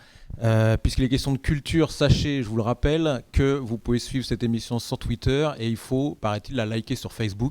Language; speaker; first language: French; native; French